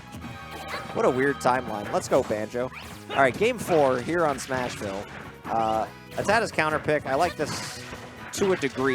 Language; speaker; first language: English; native; English